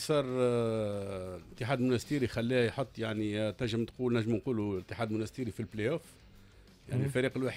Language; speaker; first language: Arabic; native; Arabic